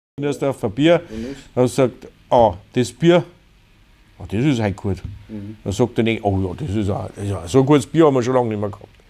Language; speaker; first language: German; native; German